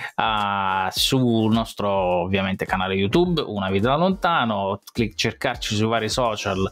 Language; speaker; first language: Italian; native; Italian